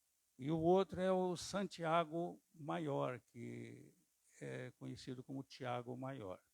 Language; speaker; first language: Portuguese; native; Portuguese